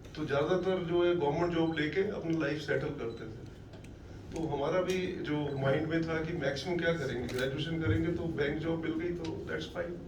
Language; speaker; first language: Hindi; native; Hindi